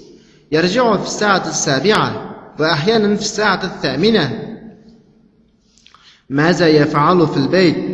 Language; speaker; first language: Arabic; non-native, fluent; Uyghur